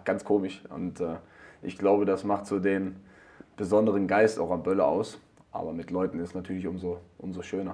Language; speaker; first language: German; native; German